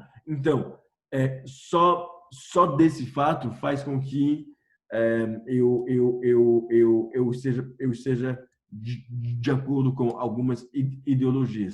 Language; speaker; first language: Portuguese; non-native, fluent; French